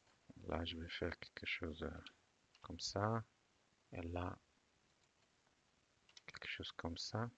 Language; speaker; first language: French; non-native, fluent; Italian